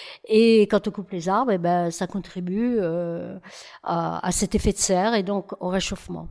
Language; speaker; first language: French; native; French